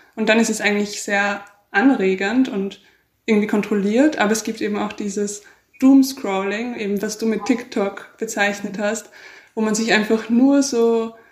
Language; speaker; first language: German; native; German